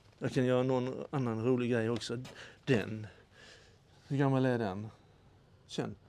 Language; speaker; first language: Swedish; native; Swedish